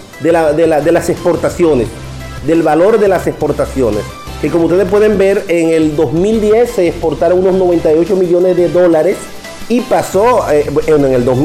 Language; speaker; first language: Spanish; native; Spanish